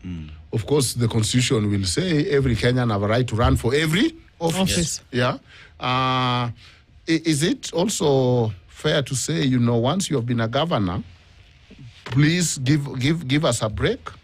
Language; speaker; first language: English; non-native, local second language; Luo (Kenya and Tanzania)